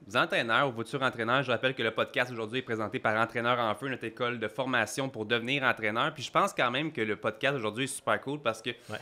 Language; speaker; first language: French; native; French